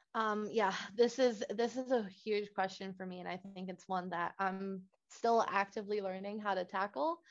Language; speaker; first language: English; non-native, fluent; Spanish